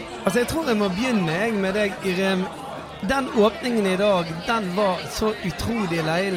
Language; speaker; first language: Norwegian; native; Norwegian